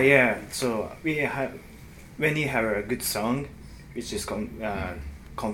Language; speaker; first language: English; non-native, learner; Japanese